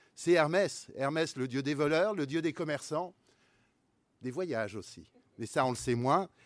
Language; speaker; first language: French; native; French